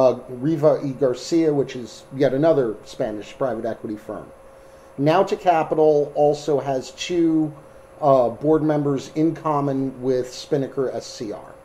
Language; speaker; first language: English; native; English